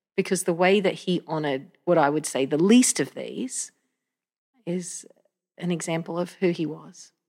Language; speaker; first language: English; native; English